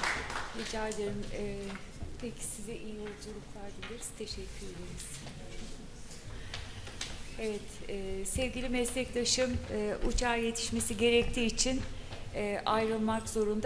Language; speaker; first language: Turkish; native; Turkish